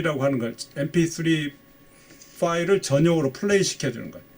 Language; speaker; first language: Korean; native; Korean